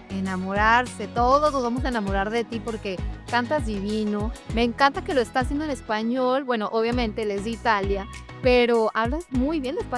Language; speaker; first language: Spanish; native; Spanish